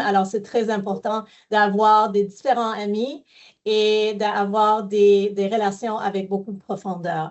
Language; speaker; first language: French; non-native, fluent; English